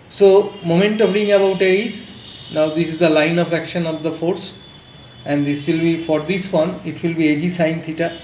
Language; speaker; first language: English; non-native, local second language; Bangla